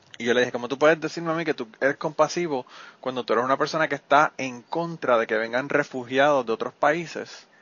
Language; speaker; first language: Spanish; native; Spanish